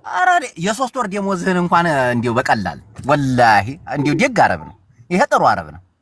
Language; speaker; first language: Amharic; native; Amharic